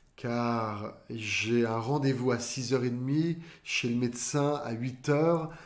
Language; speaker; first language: French; native; French